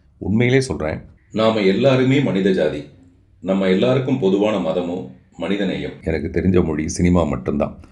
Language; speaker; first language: Tamil; non-native, local second language; Telugu